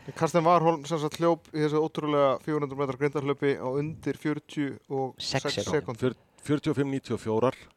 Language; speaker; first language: Icelandic; native; Icelandic